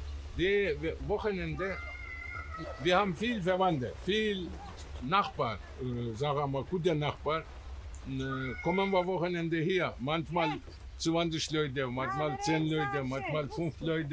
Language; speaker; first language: German; non-native, learner; Turkish